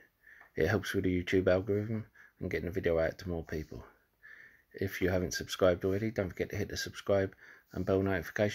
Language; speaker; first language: English; native; English